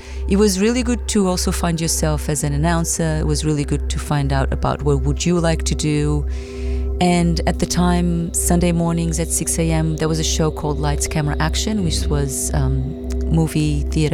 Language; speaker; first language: English; non-native, fluent; Portuguese